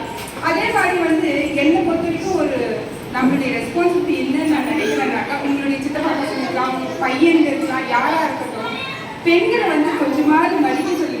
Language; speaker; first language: Tamil; native; Tamil